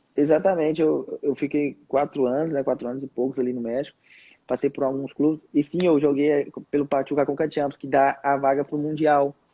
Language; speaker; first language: Portuguese; native; Portuguese